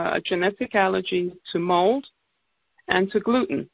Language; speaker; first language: English; native; English